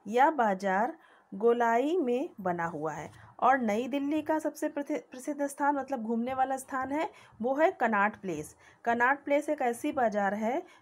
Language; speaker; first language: Hindi; native; Hindi